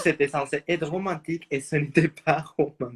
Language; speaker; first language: French; non-native, fluent; Spanish